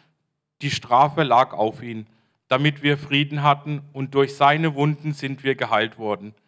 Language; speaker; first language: German; native; German